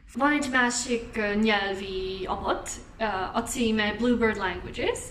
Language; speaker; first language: Hungarian; non-native, learner; English